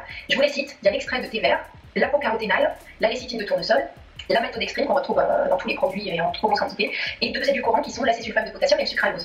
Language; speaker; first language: French; native; French